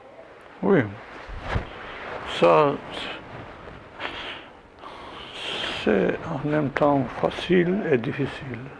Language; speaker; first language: French; non-native, fluent; Albanian